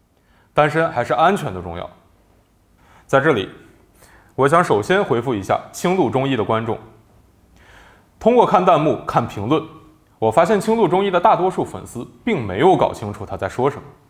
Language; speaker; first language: Chinese; native; Chinese